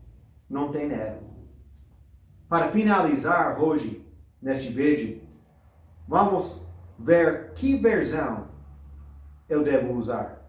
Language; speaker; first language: Portuguese; non-native, fluent; English